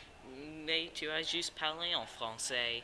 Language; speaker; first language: French; non-native, learner; English